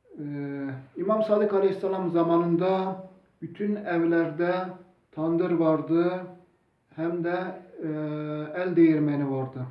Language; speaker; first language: Turkish; non-native, local second language; Zaza